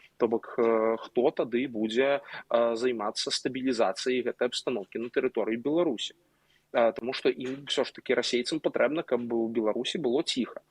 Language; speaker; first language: Belarusian; non-native, local second language; Russian